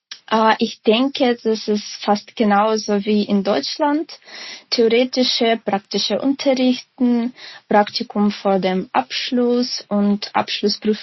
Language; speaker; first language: German; non-native, fluent; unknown